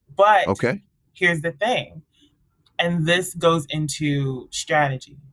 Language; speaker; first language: English; early bilingual, other home language; Akan